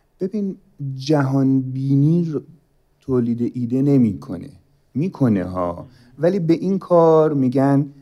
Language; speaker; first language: Persian; native; Persian